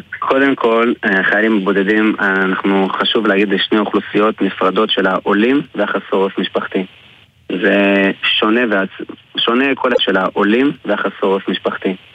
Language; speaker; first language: Hebrew; early bilingual, other home language; English